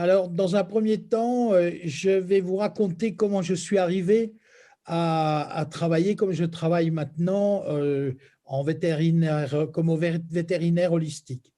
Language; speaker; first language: French; native; French